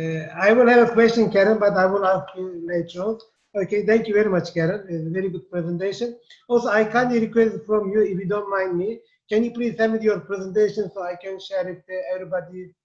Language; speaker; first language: English; non-native, fluent; Turkish